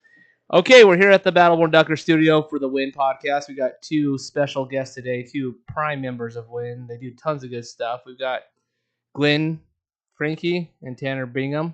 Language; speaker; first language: English; native; English